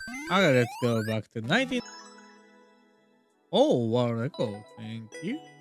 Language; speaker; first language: English; non-native, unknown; Japanese